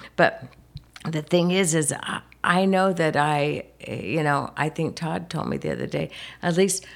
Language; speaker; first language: English; native; English